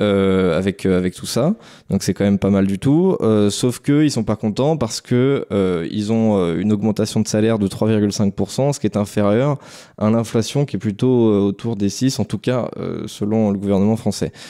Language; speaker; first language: French; native; French